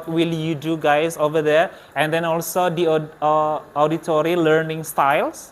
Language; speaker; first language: English; non-native, fluent; Indonesian